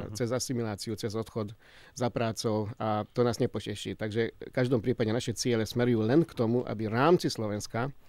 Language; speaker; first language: Slovak; non-native, local second language; Hungarian